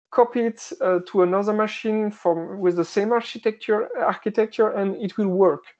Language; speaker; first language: English; non-native, fluent; French